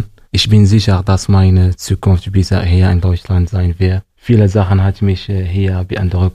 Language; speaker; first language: German; non-native, learner; Arabic